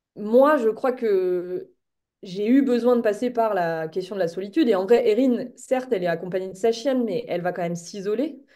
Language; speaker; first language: French; native; French